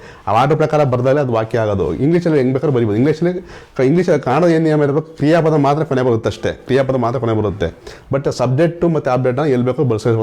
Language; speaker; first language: Kannada; native; Kannada